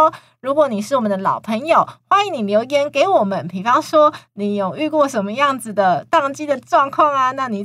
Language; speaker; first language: Chinese; native; Chinese